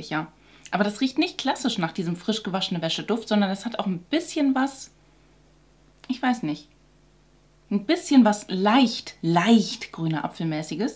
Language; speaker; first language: German; native; German